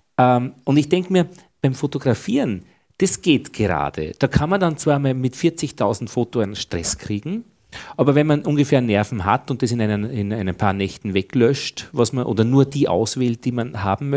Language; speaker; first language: German; native; German